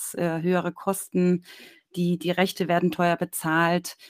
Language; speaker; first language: German; native; German